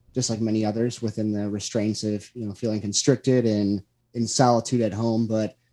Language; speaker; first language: English; native; English